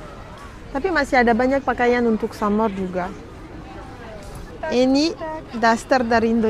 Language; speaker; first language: Indonesian; non-native, learner; Arabic